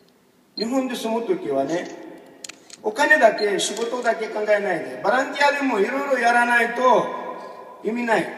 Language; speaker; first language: Japanese; non-native, fluent; Urdu